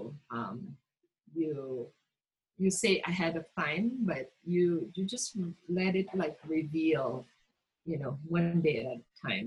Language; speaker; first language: English; non-native, local second language; Cebuano